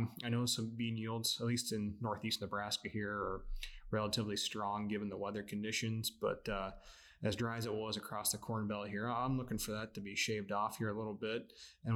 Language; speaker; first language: English; native; English